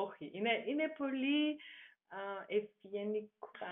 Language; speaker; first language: Greek; non-native, learner; German